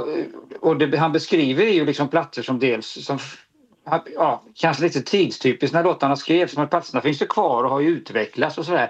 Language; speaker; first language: Swedish; native; Swedish